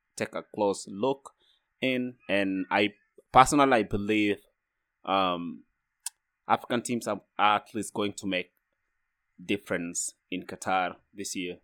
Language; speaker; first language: English; non-native, fluent; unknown